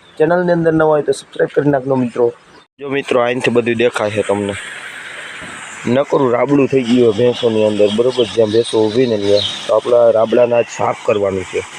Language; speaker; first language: Gujarati; native; Gujarati